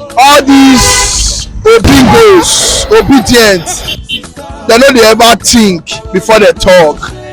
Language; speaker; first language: Nigerian Pidgin; native; Nigerian Pidgin